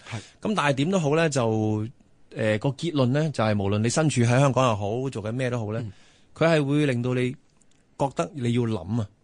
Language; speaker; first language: Cantonese; native; Cantonese